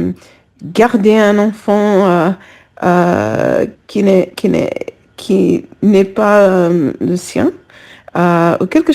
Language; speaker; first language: French; non-native, fluent; English